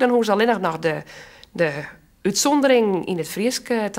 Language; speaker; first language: Dutch; non-native, local second language; Western Frisian